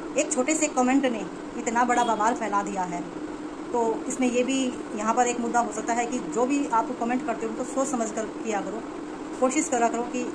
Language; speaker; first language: Hindi; native; Hindi